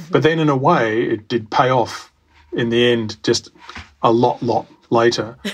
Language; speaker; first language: English; native; English